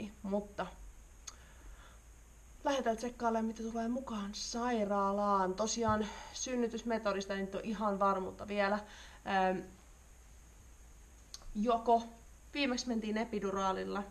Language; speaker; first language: Finnish; native; Finnish